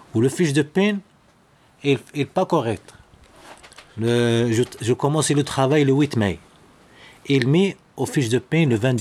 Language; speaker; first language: French; non-native, local second language; Arabic